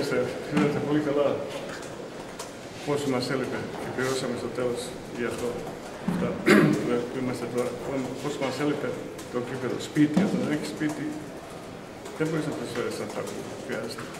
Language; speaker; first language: Greek; non-native, fluent; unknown